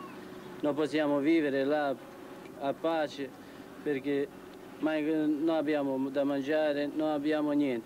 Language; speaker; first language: Italian; non-native, learner; Croatian